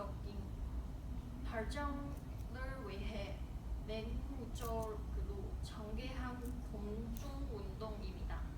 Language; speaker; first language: Korean; non-native, learner; Chinese